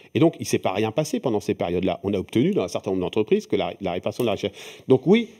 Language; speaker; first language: French; native; French